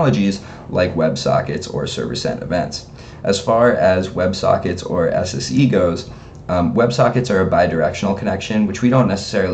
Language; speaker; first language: English; native; English